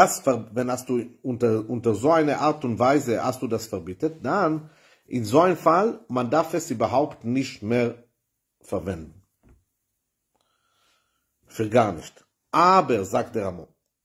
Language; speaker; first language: German; non-native, fluent; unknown